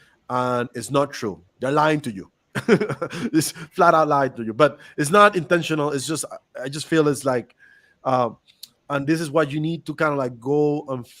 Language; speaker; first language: English; non-native, fluent; Spanish